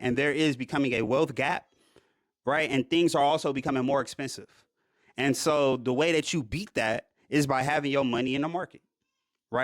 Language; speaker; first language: English; native; English